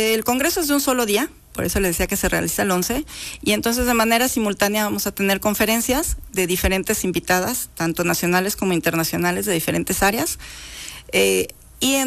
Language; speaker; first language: Spanish; native; Spanish